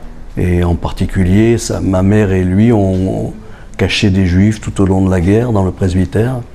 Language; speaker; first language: French; native; French